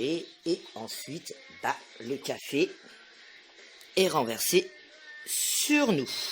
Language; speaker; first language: French; native; French